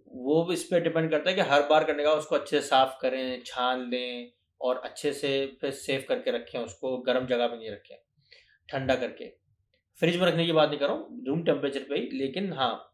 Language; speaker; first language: Urdu; native; Urdu